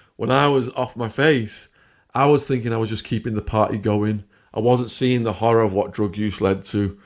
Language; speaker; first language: English; native; English